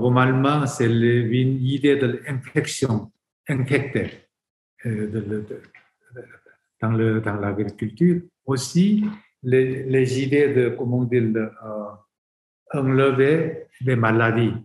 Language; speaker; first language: French; non-native, fluent; Korean